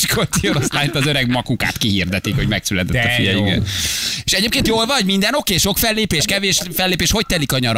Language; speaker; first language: Hungarian; native; Hungarian